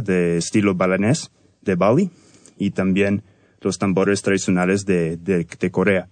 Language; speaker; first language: Spanish; early bilingual, heritage; Spanish